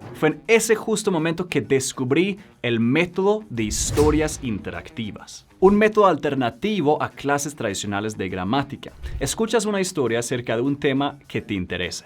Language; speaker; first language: Spanish; non-native, fluent; English